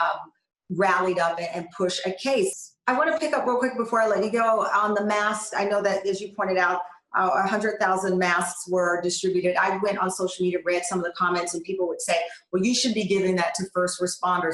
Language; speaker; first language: English; native; English